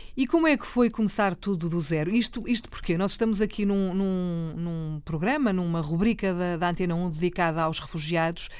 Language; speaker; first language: Portuguese; native; Portuguese